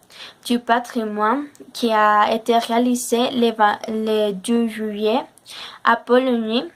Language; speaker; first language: French; non-native, learner; Spanish